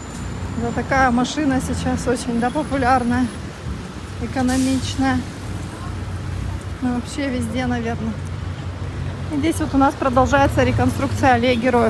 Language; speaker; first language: Russian; native; Russian